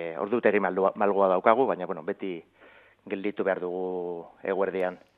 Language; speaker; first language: Basque; non-native, local second language; Spanish